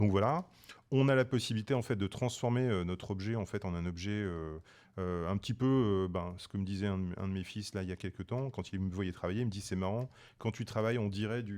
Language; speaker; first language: French; native; French